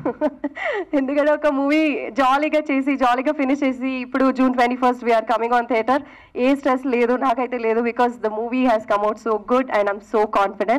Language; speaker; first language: Telugu; non-native, fluent; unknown